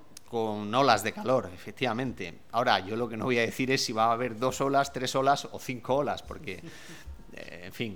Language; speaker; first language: Spanish; native; Spanish